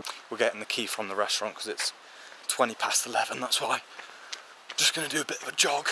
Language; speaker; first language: English; native; English